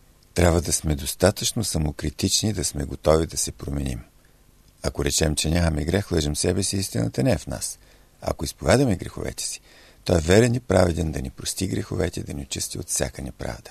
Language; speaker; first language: Bulgarian; native; Bulgarian